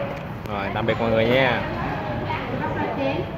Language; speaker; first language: Vietnamese; native; Vietnamese